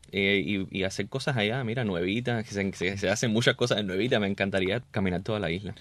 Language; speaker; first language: Spanish; early bilingual, heritage; Spanish